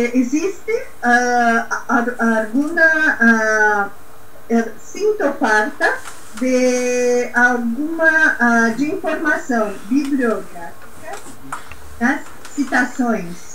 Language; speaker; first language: Spanish; non-native, learner; Portuguese